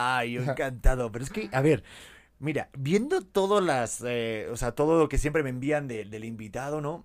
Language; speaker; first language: Spanish; native; Spanish